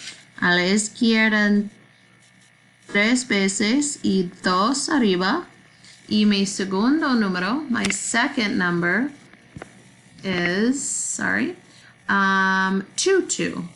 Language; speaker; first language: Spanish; non-native, learner; English